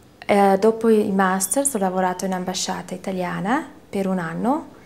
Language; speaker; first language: Italian; early bilingual, heritage; Italian